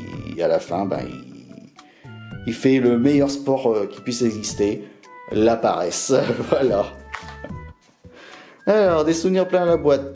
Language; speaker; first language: French; native; French